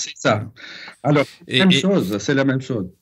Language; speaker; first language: French; non-native, fluent; English